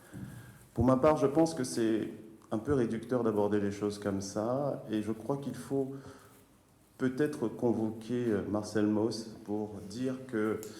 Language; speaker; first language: French; native; French